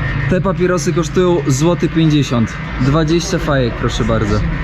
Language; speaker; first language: Polish; native; Polish